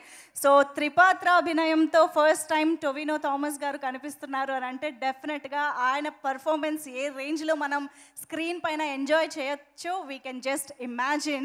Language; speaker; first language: Telugu; native; Telugu